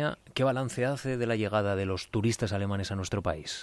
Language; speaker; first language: Spanish; native; Spanish